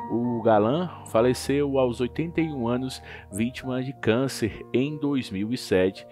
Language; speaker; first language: Portuguese; native; Portuguese